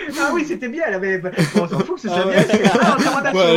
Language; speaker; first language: French; native; French